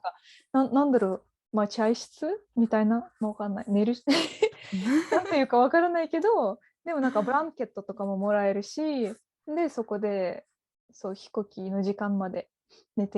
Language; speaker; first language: Japanese; non-native, fluent; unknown